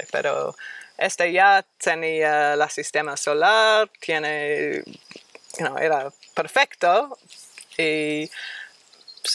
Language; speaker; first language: Spanish; non-native, fluent; English